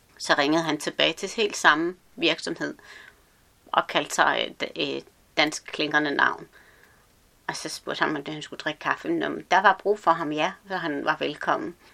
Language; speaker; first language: Danish; early bilingual, other home language; Arabic